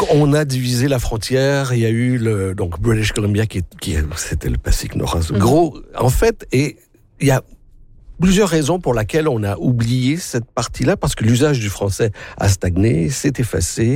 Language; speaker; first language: French; native; French